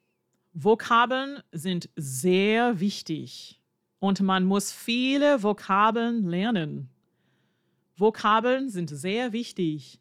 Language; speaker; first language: German; non-native, fluent; English